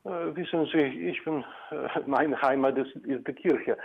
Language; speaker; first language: German; non-native, fluent; Polish